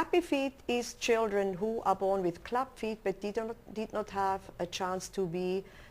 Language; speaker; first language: English; non-native, local second language; German